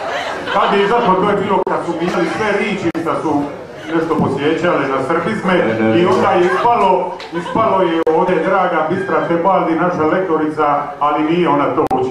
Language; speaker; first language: Serbian; native; Serbian